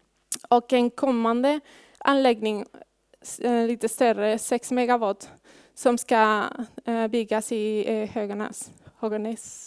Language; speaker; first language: Swedish; non-native, fluent; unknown